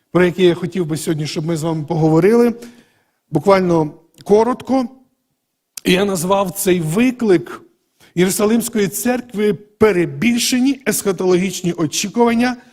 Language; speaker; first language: Ukrainian; native; Ukrainian